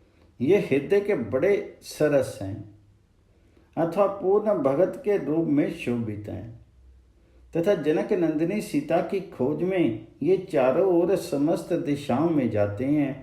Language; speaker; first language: Hindi; native; Hindi